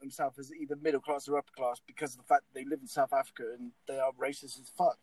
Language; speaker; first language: English; native; English